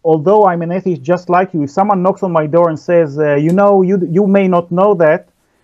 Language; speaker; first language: English; non-native, fluent; Hebrew